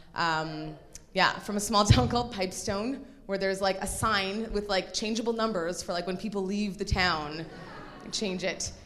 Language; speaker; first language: English; native; English